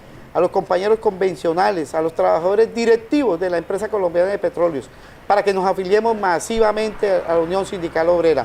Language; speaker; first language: Spanish; native; Spanish